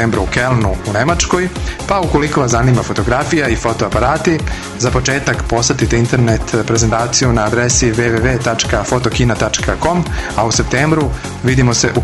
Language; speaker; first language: Serbian; native; Serbian